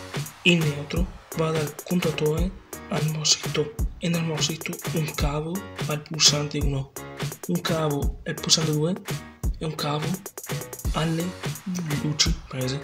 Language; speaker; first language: Italian; native; Italian